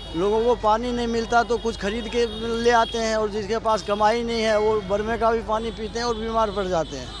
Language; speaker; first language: Hindi; native; Hindi